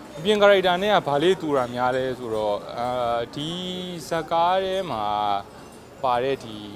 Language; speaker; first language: Burmese; native; Burmese